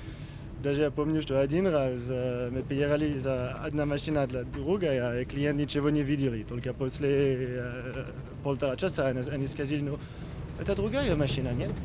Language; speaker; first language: Russian; non-native, learner; French